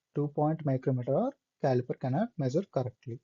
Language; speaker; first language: English; non-native, local second language; Telugu